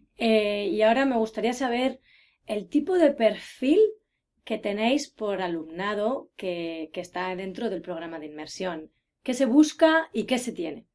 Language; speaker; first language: Spanish; native; Spanish